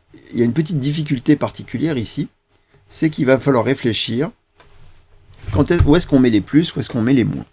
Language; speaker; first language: French; native; French